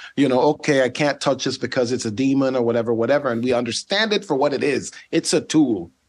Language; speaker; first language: English; non-native, fluent; Dutch